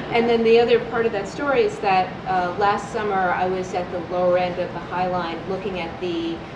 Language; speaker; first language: English; native; English